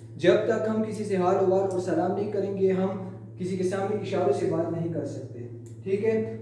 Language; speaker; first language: Urdu; non-native, local second language; Pashto